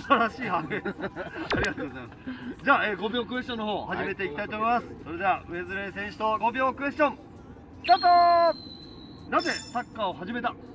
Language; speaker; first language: Japanese; native; Japanese